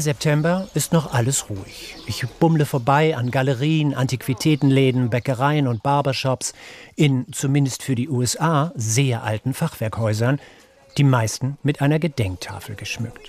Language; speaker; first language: German; native; German